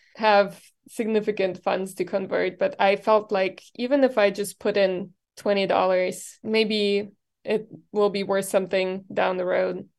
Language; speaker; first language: English; non-native, fluent; German